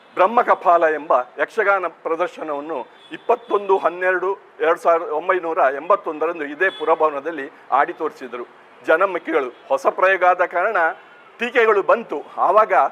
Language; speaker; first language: Kannada; native; Kannada